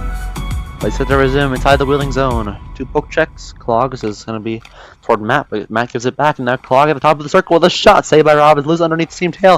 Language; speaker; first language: English; native; English